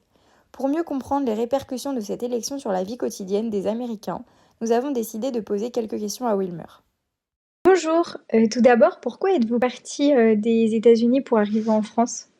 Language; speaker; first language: French; native; French